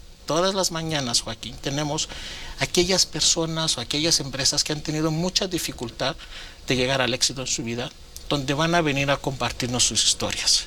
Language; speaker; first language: Spanish; non-native, fluent; Greek